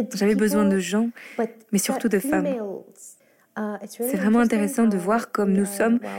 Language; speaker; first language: French; non-native, fluent; Arabic